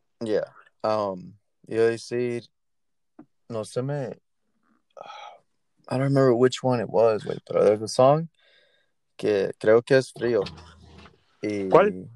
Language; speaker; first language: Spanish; early bilingual, heritage; Spanish